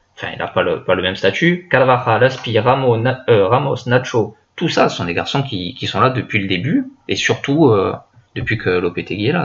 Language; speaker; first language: French; native; French